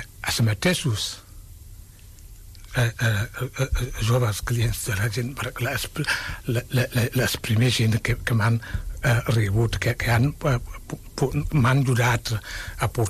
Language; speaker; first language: Catalan; non-native, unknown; Wolof